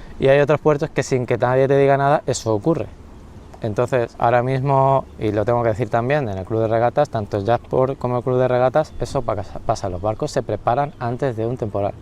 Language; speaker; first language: Spanish; native; Spanish